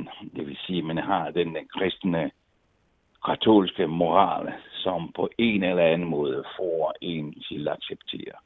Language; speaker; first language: Danish; non-native, fluent; Italian